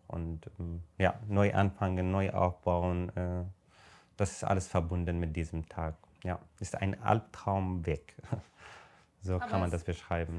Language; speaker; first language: German; non-native, fluent; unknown